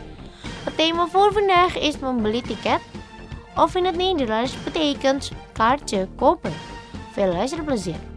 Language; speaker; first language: Dutch; non-native, fluent; Indonesian